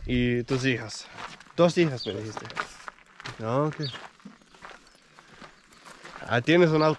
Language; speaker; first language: Spanish; non-native, fluent; Danish